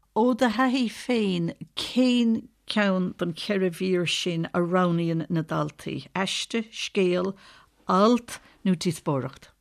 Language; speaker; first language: Irish; native; Irish